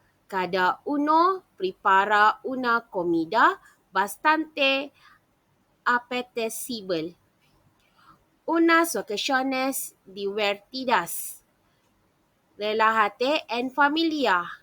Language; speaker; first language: Spanish; non-native, learner; Malay